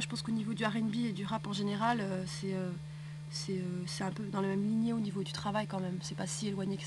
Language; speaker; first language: French; native; French